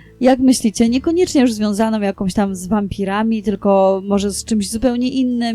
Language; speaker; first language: Polish; native; Polish